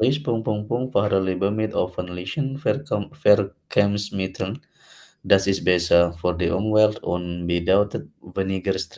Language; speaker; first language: German; non-native, learner; Indonesian